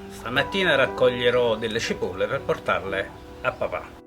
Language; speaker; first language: Italian; native; Italian